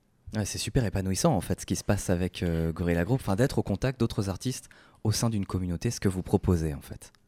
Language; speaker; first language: French; native; French